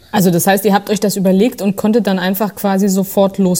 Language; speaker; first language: German; native; German